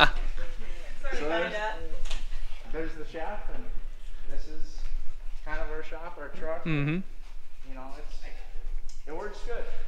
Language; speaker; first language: English; native; English